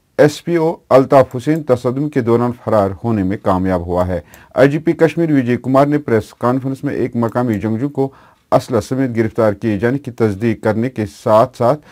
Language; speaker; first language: Urdu; non-native, local second language; Kashmiri